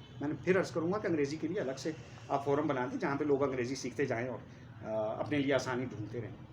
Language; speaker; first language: Urdu; native; Urdu